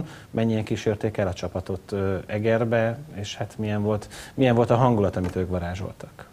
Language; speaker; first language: Hungarian; native; Hungarian